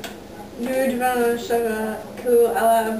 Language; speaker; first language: French; non-native, learner; English